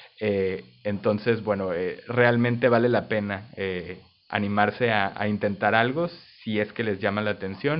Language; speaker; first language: Spanish; native; Spanish